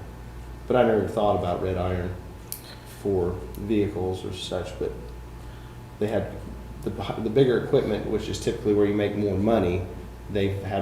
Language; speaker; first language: English; native; English